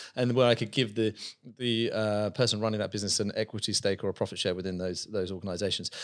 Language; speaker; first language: English; native; English